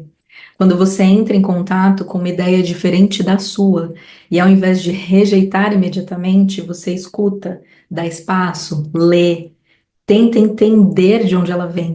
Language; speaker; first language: Portuguese; native; Portuguese